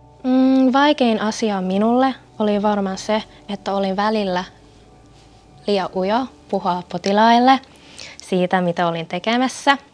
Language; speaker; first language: Finnish; non-native, fluent; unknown